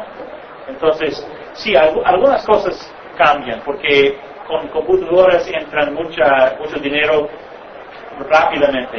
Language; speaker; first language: Spanish; non-native, fluent; English